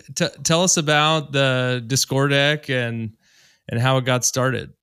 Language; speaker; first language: English; native; English